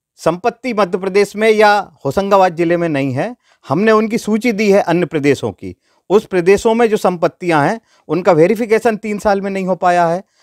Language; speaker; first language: Hindi; native; Hindi